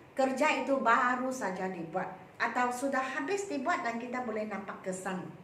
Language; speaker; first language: Malay; non-native, local second language; Chinese